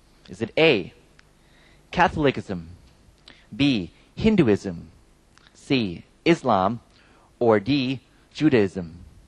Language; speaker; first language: English; non-native, fluent; Thai